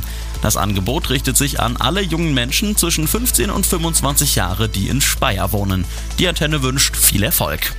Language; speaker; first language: German; native; German